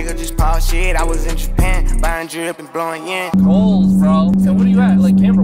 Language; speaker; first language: English; native; English